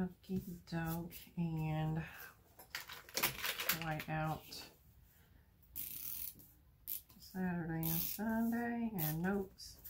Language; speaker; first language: English; native; English